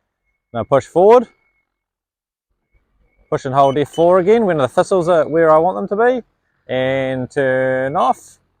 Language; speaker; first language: English; native; English